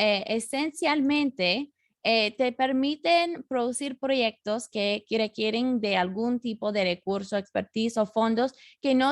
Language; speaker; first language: Spanish; non-native, fluent; English